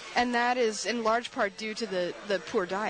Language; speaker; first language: English; native; English